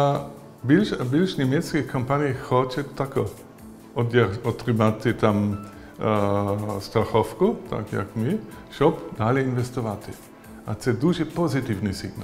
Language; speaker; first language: Ukrainian; non-native, learner; German